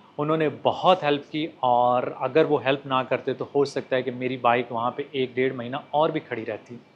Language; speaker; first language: Urdu; non-native, local second language; Punjabi